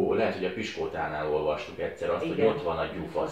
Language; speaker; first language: Hungarian; native; Hungarian